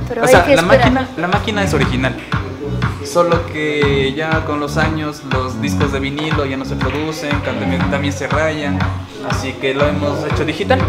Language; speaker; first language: Spanish; native; Spanish